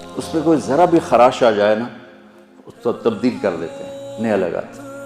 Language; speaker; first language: Urdu; non-native, local second language; Punjabi